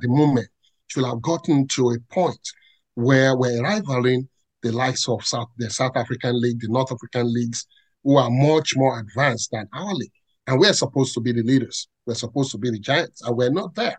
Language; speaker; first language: English; non-native, local second language; Yoruba